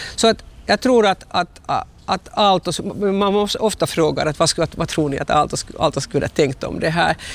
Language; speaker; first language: Swedish; non-native, local second language; Finnish